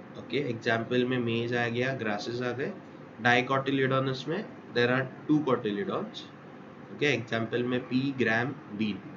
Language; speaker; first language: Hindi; non-native, local second language; Marathi